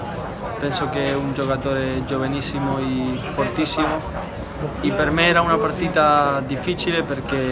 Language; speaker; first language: Italian; non-native, learner; Spanish